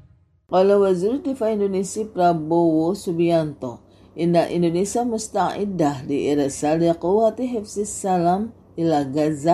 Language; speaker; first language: Arabic; non-native, fluent; Indonesian